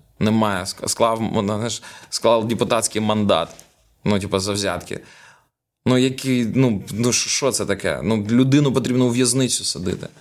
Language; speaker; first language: Ukrainian; non-native, local second language; Russian